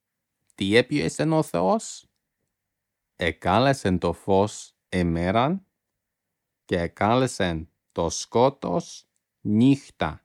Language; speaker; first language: Greek; non-native, fluent; English